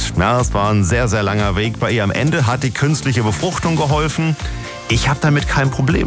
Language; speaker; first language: German; native; German